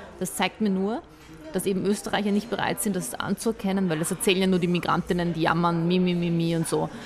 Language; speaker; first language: German; early bilingual, other home language; Bosnian